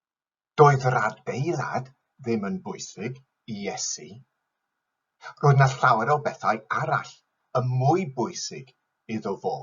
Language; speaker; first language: Welsh; non-native, fluent; English